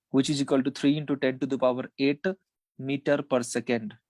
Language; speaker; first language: English; non-native, local second language; Nepali